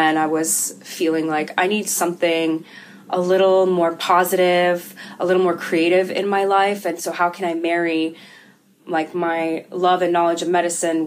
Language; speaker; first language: English; early bilingual, other home language; Russian